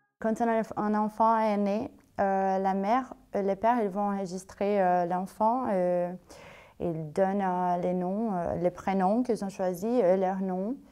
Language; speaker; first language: French; non-native, fluent; Portuguese